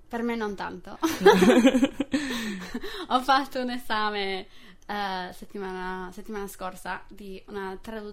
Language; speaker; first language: Italian; non-native, fluent; English